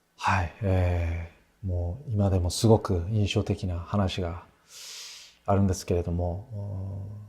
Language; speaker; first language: Japanese; non-native, fluent; Korean